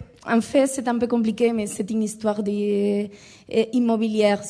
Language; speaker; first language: French; non-native, learner; Spanish